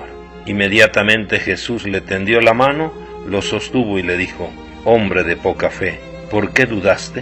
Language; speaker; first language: Spanish; native; Spanish